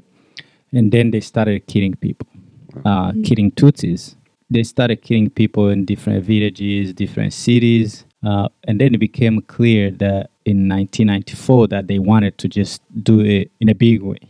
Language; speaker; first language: English; non-native, local second language; Kinyarwanda